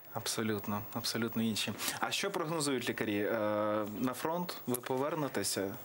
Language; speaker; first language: Ukrainian; native; Ukrainian